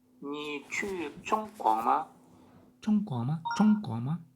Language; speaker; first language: Chinese; non-native, learner; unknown